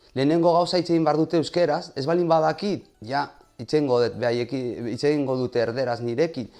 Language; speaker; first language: Basque; non-native, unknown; Spanish